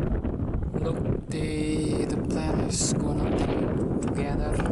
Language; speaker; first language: English; non-native, learner; Indonesian